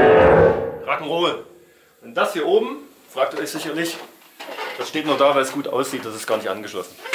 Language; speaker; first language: German; native; German